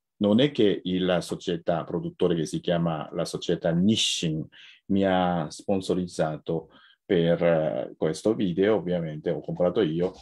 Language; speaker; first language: Italian; non-native, fluent; Japanese